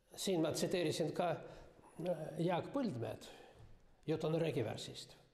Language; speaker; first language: Estonian; non-native, local second language; Russian